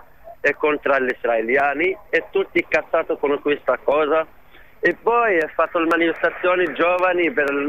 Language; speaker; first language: Italian; non-native, learner; Arabic